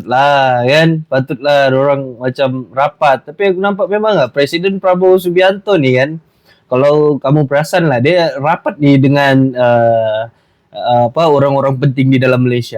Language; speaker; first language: Malay; native; Malay